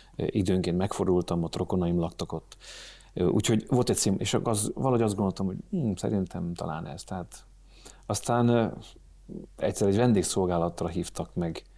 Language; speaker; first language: Hungarian; native; Hungarian